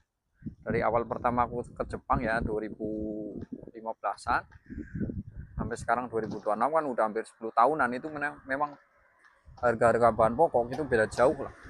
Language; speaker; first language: Indonesian; non-native, local second language; Javanese